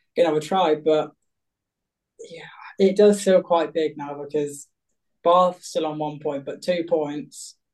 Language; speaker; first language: English; native; English